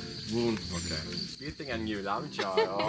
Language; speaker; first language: Vietnamese; non-native, learner; English